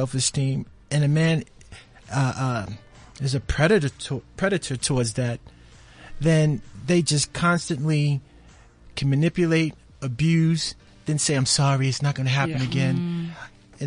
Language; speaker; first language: English; native; English